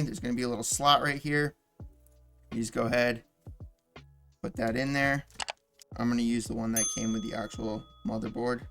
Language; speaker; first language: English; native; English